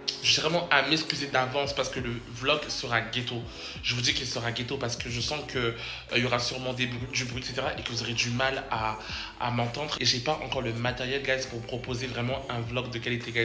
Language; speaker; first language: French; native; French